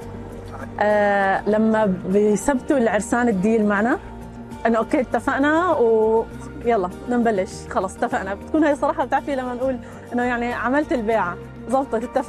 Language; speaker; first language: Arabic; native; Arabic